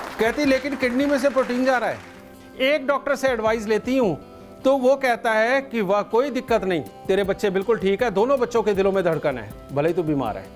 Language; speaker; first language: Hindi; native; Hindi